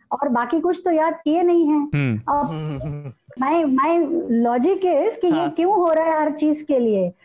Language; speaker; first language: Hindi; non-native, local second language; Marathi